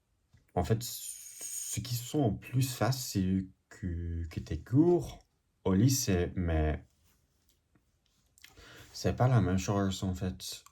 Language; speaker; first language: French; non-native, learner; English